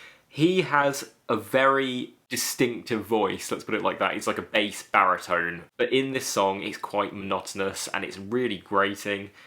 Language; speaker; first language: English; native; English